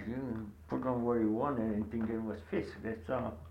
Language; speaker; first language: English; non-native, fluent; Swedish